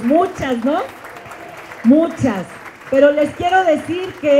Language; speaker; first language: Spanish; native; Spanish